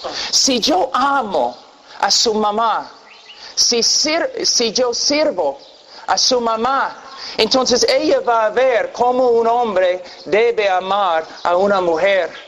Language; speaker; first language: Spanish; non-native, fluent; English